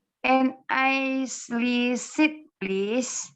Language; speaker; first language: English; non-native, learner; Indonesian